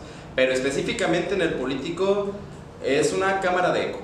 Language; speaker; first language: Spanish; native; Spanish